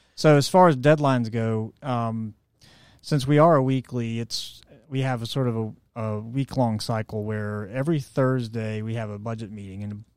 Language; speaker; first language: English; native; English